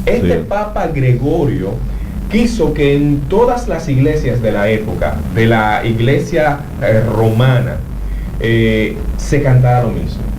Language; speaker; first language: Spanish; native; Spanish